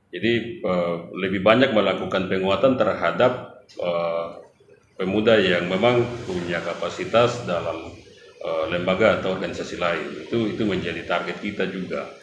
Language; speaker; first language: Indonesian; native; Indonesian